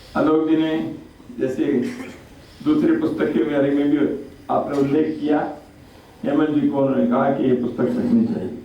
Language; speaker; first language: Hindi; non-native, local second language; Kannada